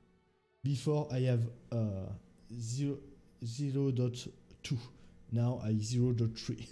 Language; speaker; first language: English; non-native, learner; French